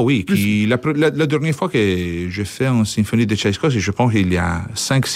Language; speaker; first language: French; non-native, fluent; Italian